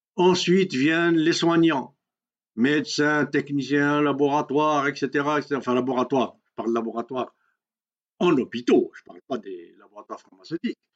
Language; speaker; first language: French; non-native, local second language; Kabyle